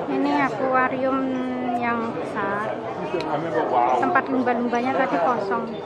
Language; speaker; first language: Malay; non-native, local second language; Javanese